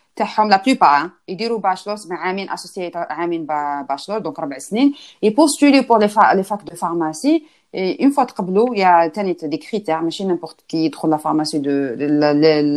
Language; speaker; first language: French; non-native, local second language; Arabic